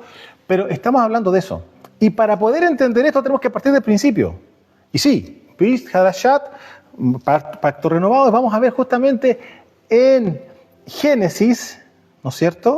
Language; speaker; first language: Spanish; native; Spanish